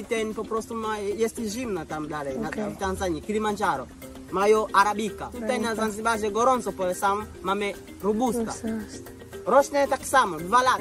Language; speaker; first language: Polish; non-native, learner; Swahili